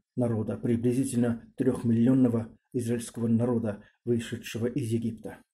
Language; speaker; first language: Russian; non-native, local second language; Armenian